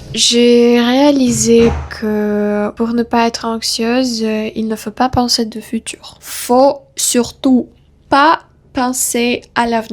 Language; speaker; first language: French; non-native, fluent; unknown